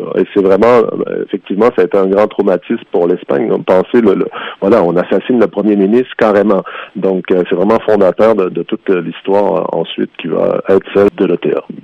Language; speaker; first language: French; native; French